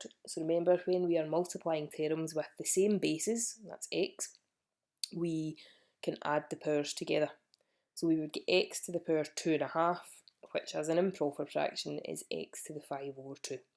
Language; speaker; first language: English; native; English